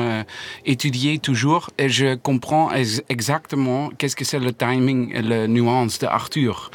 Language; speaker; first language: French; non-native, learner; Dutch